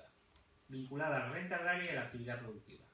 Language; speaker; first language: Spanish; native; Spanish